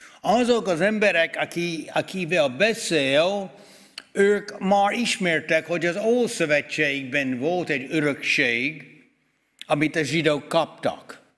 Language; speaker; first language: Hungarian; non-native, fluent; English